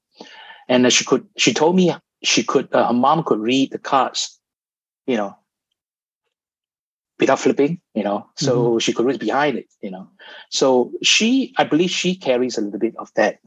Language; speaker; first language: English; non-native, local second language; Cantonese